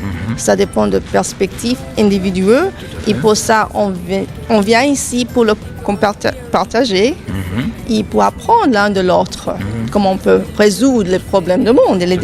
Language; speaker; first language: French; non-native, fluent; English